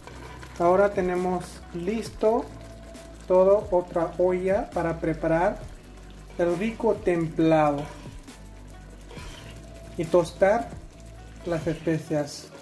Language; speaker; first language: Spanish; non-native, fluent; Hindi